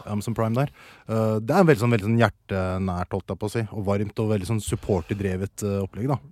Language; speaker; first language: Norwegian; early bilingual, other home language; Persian